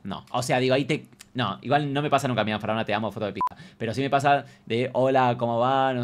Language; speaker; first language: Spanish; native; Spanish